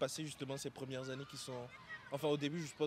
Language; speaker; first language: French; native; French